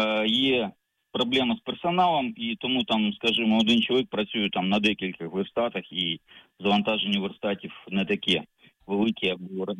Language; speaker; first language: Ukrainian; native; Ukrainian